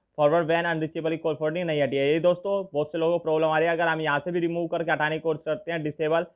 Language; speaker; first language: Hindi; native; Hindi